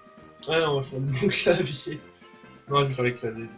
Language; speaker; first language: French; native; French